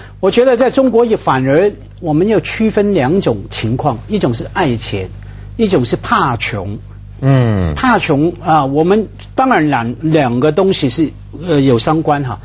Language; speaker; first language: Chinese; native; Chinese